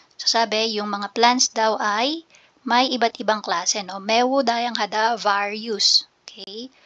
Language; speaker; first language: Filipino; native; Filipino